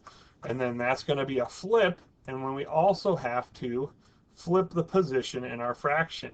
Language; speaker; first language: English; native; English